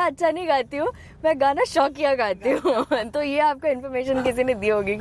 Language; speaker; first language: Hindi; native; Hindi